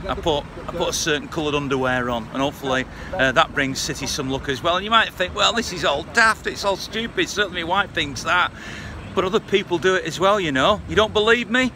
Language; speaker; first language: English; native; English